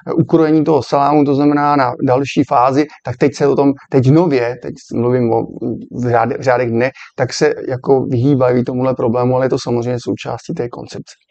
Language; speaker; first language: Czech; native; Czech